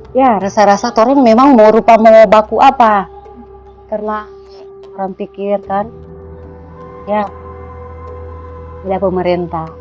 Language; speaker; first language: Indonesian; non-native, local second language; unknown